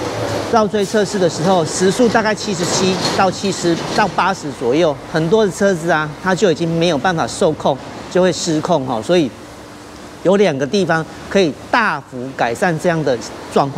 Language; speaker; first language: Chinese; native; Chinese